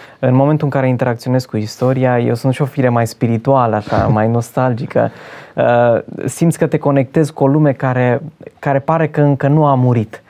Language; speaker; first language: Romanian; native; Romanian